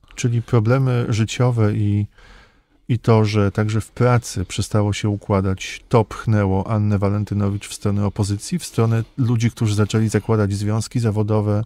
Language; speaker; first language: Polish; native; Polish